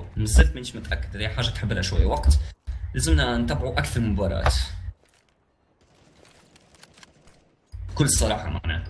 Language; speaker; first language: Arabic; native; Arabic